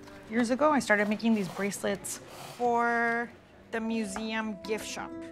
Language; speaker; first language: English; early bilingual, other home language; Spanish